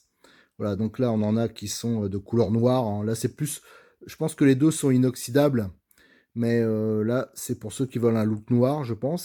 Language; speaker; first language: French; native; French